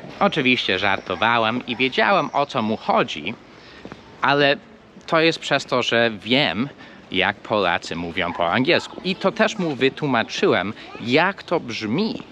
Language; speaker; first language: Polish; non-native, fluent; English